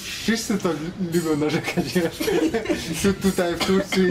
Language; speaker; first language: Polish; non-native, learner; Kazakh